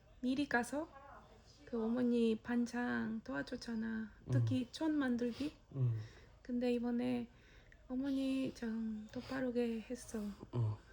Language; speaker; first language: Korean; non-native, fluent; Spanish